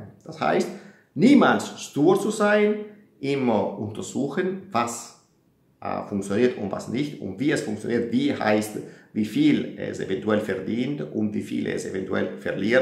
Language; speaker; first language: German; non-native, fluent; Italian